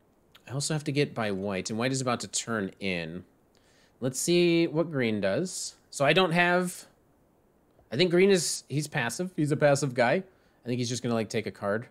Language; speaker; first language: English; native; English